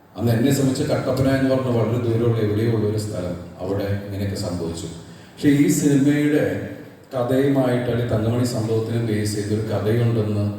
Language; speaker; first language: Malayalam; native; Malayalam